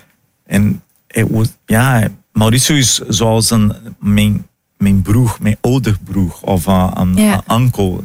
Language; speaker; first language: Dutch; non-native, learner; Portuguese